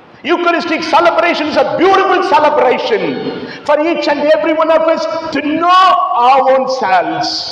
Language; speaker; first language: English; non-native, local second language; Tamil